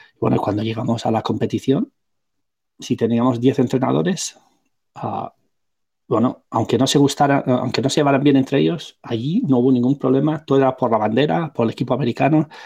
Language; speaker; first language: Spanish; non-native, local second language; Catalan